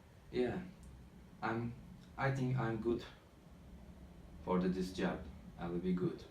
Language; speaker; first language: English; non-native, learner; Turkish